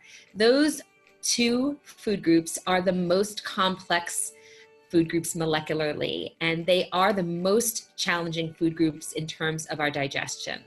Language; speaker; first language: English; native; English